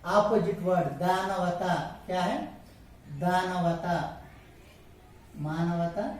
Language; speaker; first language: Hindi; non-native, local second language; Telugu